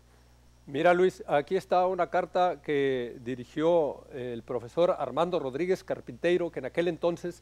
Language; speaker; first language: Spanish; native; Spanish